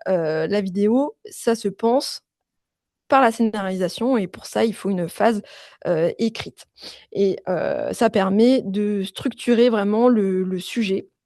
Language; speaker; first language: French; native; French